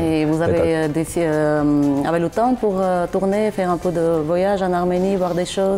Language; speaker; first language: French; non-native, fluent; Armenian